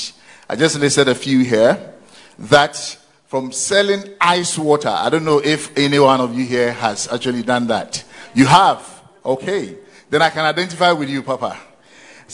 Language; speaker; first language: English; non-native, local second language; Akan